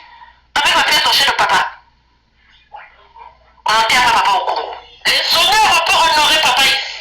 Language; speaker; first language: French; non-native, local second language; Lingala